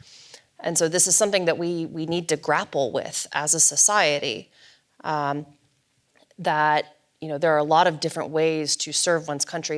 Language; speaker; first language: English; native; English